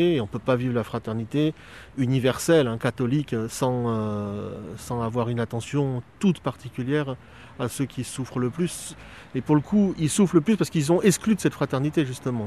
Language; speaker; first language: French; native; French